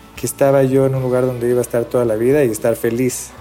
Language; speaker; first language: Spanish; early bilingual, other home language; Hebrew